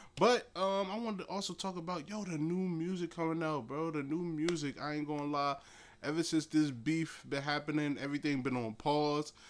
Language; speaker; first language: English; native; English